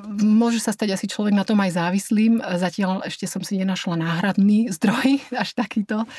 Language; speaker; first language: Slovak; native; Slovak